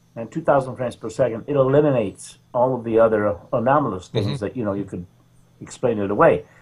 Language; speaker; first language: English; native; English